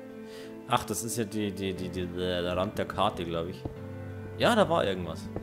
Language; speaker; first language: German; native; German